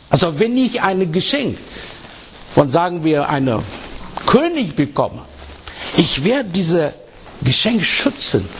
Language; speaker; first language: German; non-native, fluent; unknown